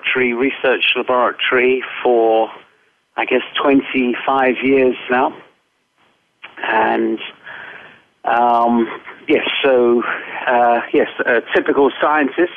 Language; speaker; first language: English; native; English